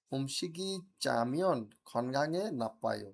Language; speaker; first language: Korean; non-native, fluent; Bangla